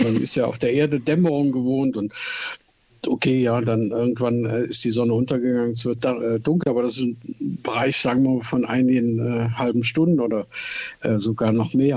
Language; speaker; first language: German; native; German